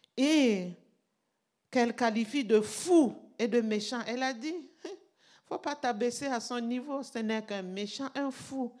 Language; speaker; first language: French; non-native, local second language; Mossi